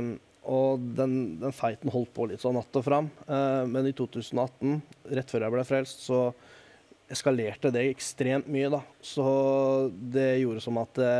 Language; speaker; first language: Norwegian; native; Norwegian